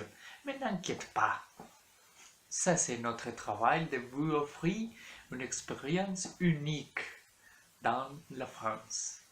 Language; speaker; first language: French; non-native, learner; Spanish